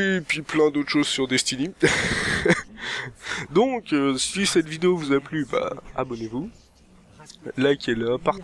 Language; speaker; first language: French; native; French